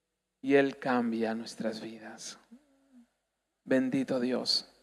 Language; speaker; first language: Spanish; native; Spanish